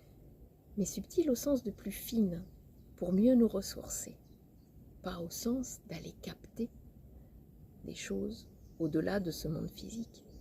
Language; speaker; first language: French; native; French